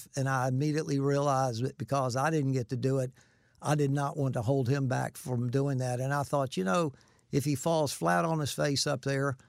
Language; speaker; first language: English; native; English